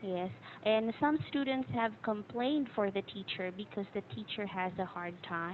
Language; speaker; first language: English; non-native, fluent; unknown